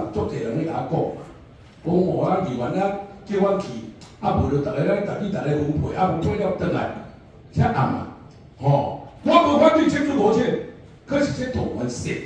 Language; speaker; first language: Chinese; non-native, local second language; Min Nan Chinese